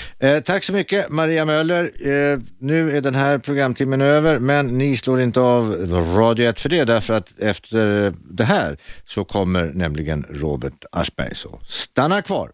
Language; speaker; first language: Swedish; native; Swedish